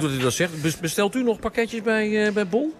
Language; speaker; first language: Dutch; native; Dutch